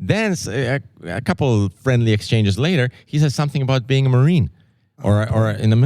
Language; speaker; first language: English; native; English